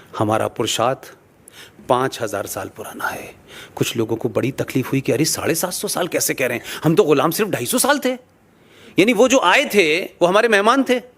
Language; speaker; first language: Hindi; native; Hindi